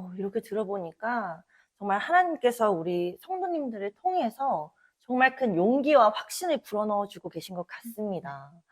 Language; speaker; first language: Korean; native; Korean